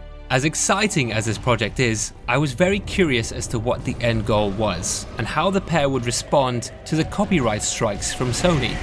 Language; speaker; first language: English; native; English